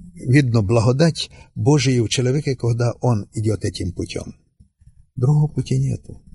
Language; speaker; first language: Russian; non-native, local second language; Rusyn